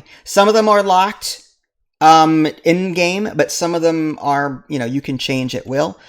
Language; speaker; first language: English; native; English